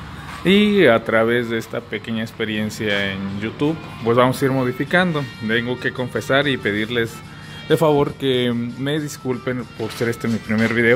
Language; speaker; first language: Spanish; native; Spanish